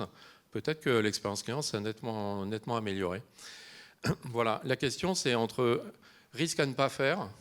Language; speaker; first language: French; native; French